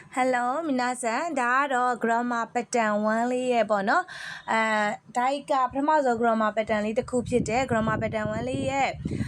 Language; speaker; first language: Burmese; native; Burmese